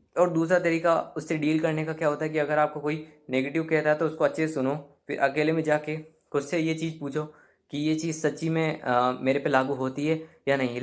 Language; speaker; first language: Hindi; native; Hindi